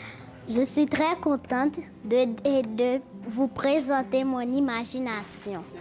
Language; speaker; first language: French; non-native, local second language; Haitian Creole